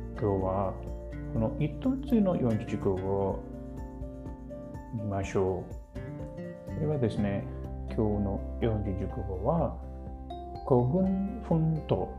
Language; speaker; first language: Japanese; non-native, learner; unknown